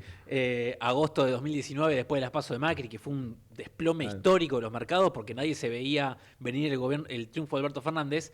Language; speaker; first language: Spanish; native; Spanish